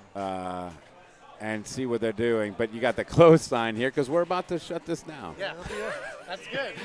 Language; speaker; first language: English; native; English